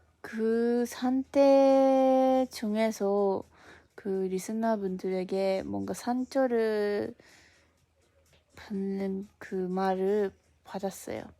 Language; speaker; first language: Korean; non-native, fluent; Japanese